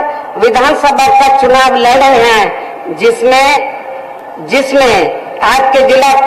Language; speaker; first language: Hindi; native; Hindi